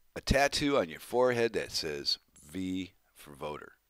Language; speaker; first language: English; native; English